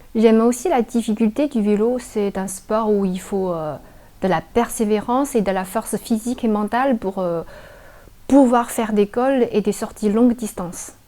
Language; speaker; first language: French; non-native, fluent; Chinese